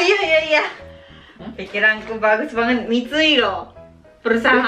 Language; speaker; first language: Indonesian; non-native, learner; Japanese